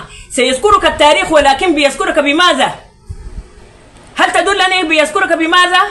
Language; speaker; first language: Arabic; native; Arabic